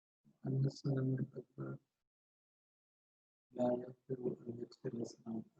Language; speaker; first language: Arabic; non-native, learner; Urdu